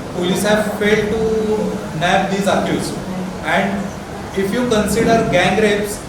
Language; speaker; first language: English; non-native, local second language; Marathi